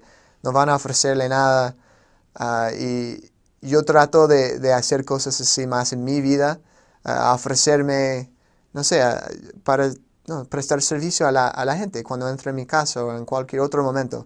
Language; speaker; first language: Spanish; non-native, fluent; English